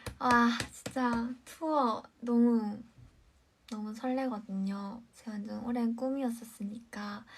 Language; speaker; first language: Korean; native; Korean